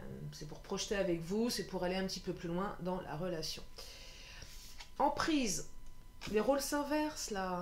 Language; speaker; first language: French; native; French